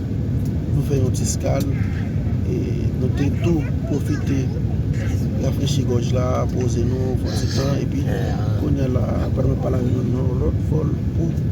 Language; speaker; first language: French; non-native, learner; Haitian Creole